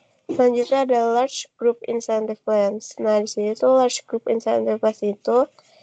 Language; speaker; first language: Indonesian; native; Indonesian